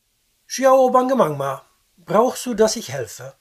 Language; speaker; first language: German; non-native, fluent; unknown